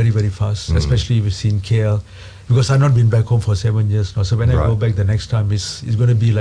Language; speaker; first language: English; non-native, local second language; Tamil